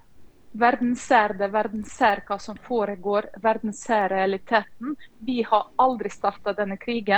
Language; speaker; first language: Norwegian; non-native, fluent; Ukrainian